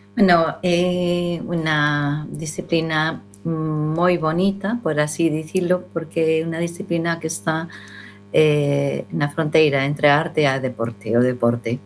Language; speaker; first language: Galician; non-native, local second language; Spanish